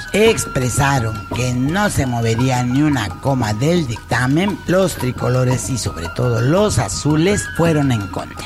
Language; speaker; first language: Spanish; native; Spanish